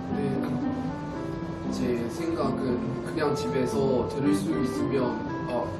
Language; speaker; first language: Korean; non-native, learner; Chinese